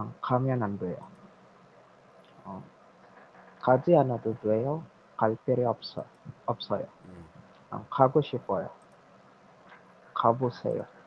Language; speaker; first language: Korean; non-native, learner; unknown